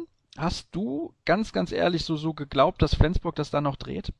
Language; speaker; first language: German; native; German